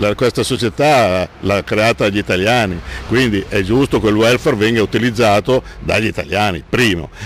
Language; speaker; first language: Italian; native; Italian